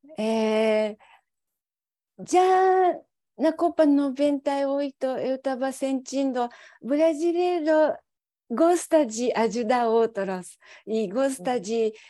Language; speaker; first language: Portuguese; non-native, learner; Japanese